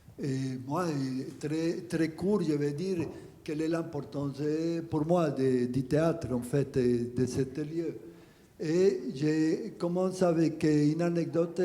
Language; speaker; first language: French; non-native, fluent; Spanish